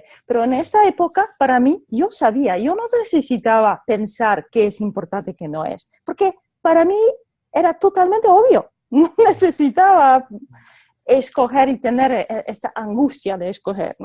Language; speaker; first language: Spanish; non-native, fluent; Polish